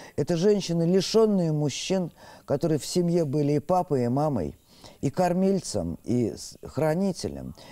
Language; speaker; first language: Russian; native; Russian